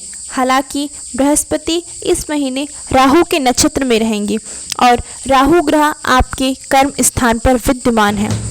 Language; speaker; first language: Hindi; native; Hindi